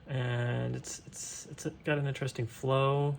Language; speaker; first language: English; native; English